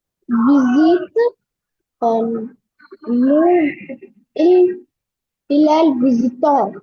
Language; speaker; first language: French; non-native, learner; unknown